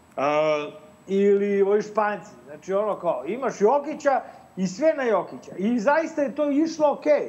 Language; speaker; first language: Serbian; native; Serbian